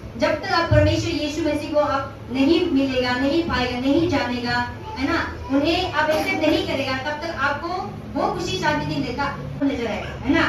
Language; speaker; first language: Hindi; non-native, local second language; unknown